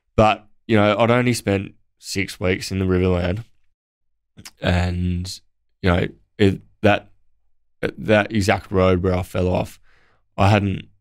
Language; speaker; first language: English; native; English